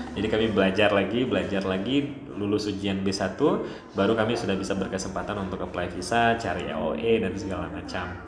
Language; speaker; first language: Indonesian; non-native, local second language; Achinese